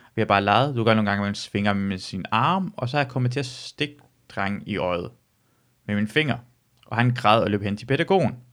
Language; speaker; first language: Danish; early bilingual, other home language; Persian